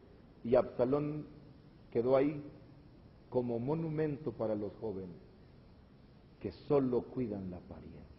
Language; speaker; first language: Spanish; native; Spanish